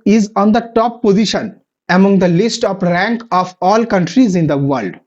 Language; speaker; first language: English; non-native, local second language; Bangla